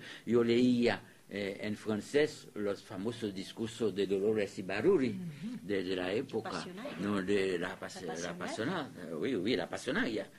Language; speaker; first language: Spanish; non-native, fluent; French